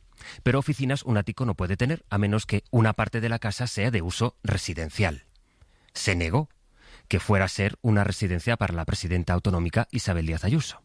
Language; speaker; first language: Spanish; native; Spanish